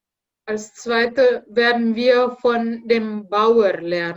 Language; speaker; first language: German; non-native, learner; Indonesian